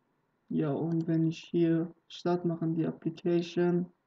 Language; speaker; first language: German; non-native, learner; Persian